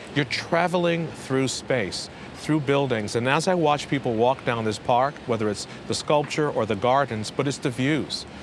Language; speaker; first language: English; native; English